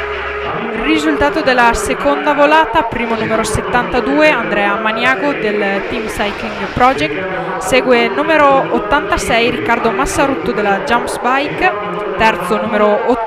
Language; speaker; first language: Italian; native; Italian